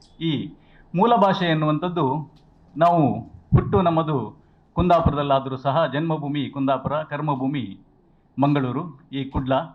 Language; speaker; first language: Kannada; native; Kannada